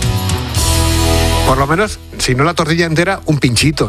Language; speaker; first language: Spanish; native; Spanish